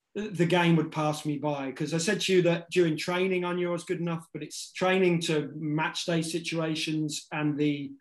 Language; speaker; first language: English; native; English